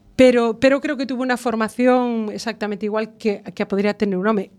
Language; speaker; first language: Spanish; non-native, local second language; Galician